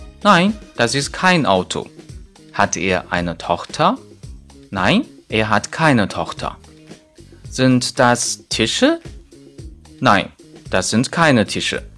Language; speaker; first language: German; non-native, fluent; Chinese